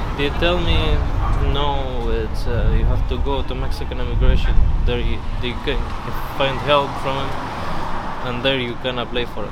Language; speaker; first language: English; non-native, learner; Arabic